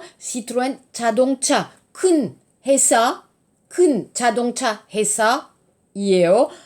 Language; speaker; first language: Korean; non-native, learner; French